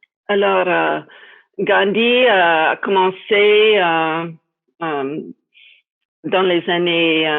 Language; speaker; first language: French; non-native, fluent; English